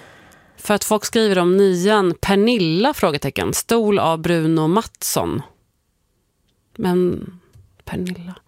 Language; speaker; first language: Swedish; native; Swedish